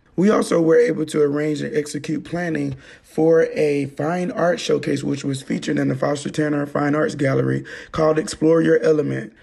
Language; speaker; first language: English; native; English